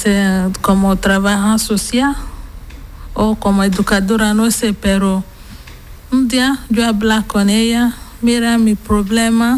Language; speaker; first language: Spanish; non-native, learner; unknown